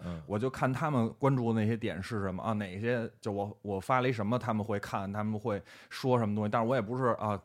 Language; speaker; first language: Chinese; native; Chinese